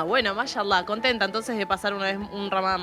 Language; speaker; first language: Spanish; native; Spanish